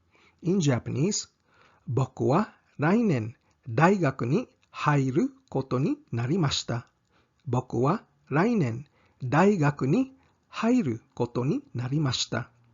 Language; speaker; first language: Japanese; non-native, fluent; English